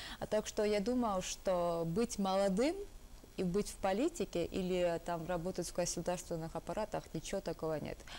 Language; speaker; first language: Russian; non-native, local second language; Georgian